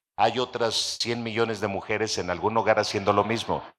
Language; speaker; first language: Spanish; native; Spanish